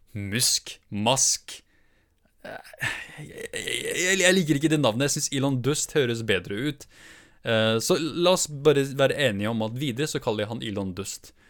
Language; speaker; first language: Norwegian; early bilingual, other home language; Kurdish